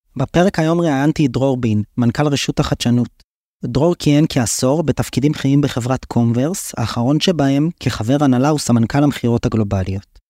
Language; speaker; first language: Hebrew; native; Hebrew